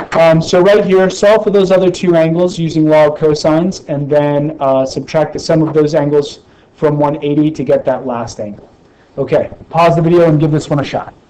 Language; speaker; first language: English; native; English